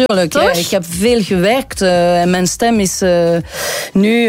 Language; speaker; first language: Dutch; non-native, local second language; French